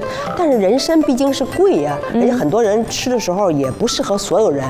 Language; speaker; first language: Chinese; native; Chinese